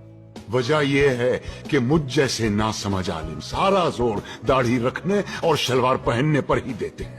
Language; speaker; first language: Urdu; native; Urdu